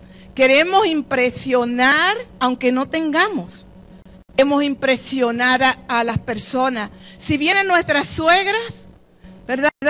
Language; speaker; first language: Spanish; native; Spanish